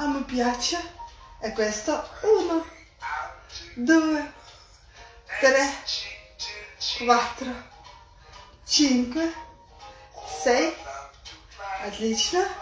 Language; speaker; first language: Italian; non-native, learner; Russian